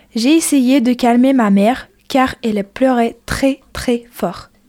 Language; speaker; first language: French; non-native, fluent; Ukrainian